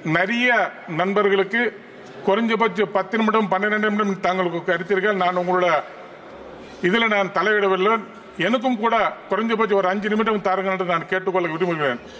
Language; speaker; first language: Tamil; non-native, local second language; Telugu